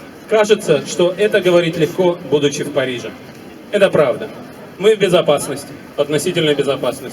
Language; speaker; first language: Russian; native; Russian